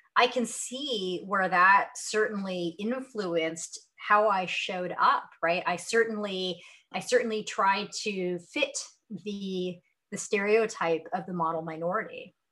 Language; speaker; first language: English; early bilingual, other home language; Hindi